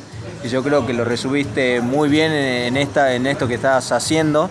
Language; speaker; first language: Spanish; native; Spanish